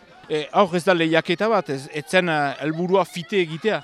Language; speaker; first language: Basque; native; Basque